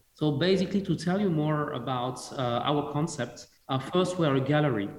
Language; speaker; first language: English; non-native, fluent; French